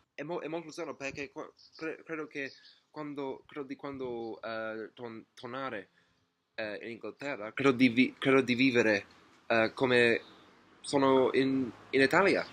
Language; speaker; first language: Italian; non-native, learner; English